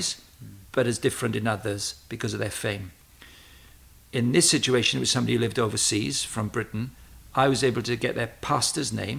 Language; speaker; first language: English; native; English